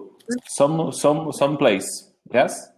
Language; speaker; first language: English; non-native, learner; Portuguese